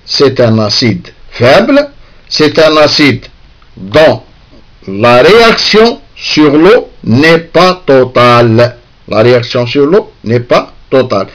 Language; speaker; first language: French; non-native, local second language; Arabic